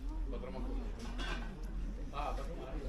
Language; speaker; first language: French; non-native, learner; Arabic